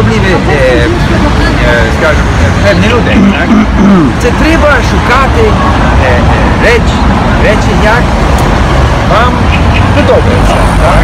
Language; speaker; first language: Ukrainian; non-native, learner; English